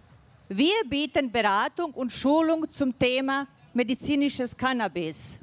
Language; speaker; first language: German; non-native, fluent; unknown